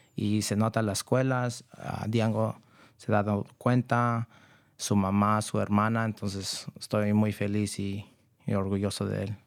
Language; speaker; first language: Spanish; early bilingual, heritage; Spanish